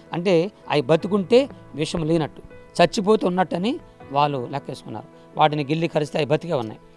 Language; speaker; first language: Telugu; non-native, local second language; Koya